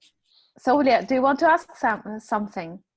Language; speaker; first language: English; non-native, fluent; Russian